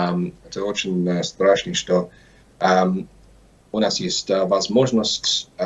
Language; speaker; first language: Russian; non-native, learner; English